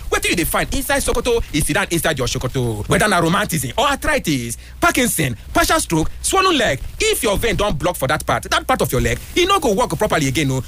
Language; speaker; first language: Nigerian Pidgin; native; Nigerian Pidgin